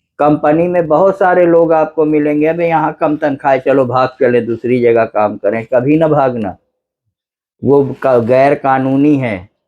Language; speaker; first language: Hindi; native; Hindi